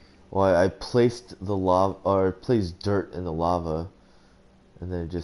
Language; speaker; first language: English; early bilingual, other home language; Chinese